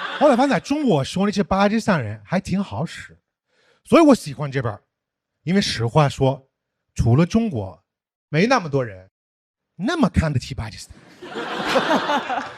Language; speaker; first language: Chinese; non-native, fluent; English